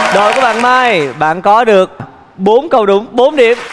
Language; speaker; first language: Vietnamese; native; Vietnamese